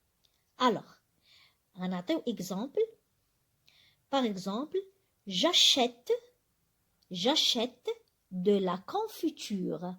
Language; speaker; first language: French; non-native, local second language; Arabic